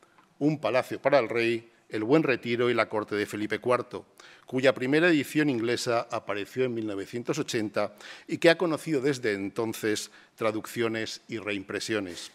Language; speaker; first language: Spanish; native; Spanish